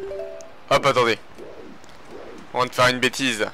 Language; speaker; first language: French; native; French